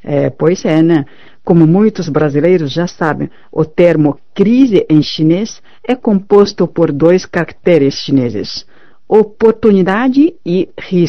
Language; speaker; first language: Portuguese; non-native, fluent; Chinese